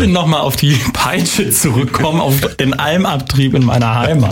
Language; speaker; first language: German; native; German